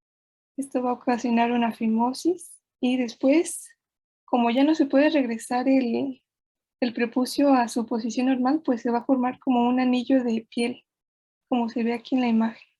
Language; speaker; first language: Spanish; native; Spanish